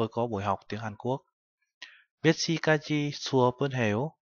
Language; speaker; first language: Korean; non-native, learner; Vietnamese